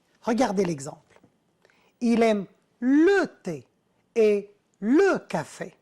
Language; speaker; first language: French; non-native, fluent; Arabic